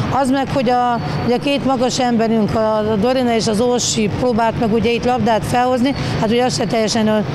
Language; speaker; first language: Hungarian; native; Hungarian